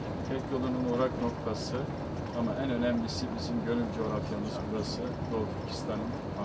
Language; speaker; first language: Turkish; native; Turkish